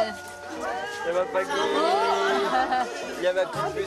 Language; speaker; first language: French; native; French